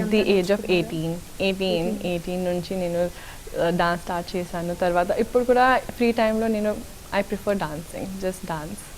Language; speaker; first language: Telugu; non-native, local second language; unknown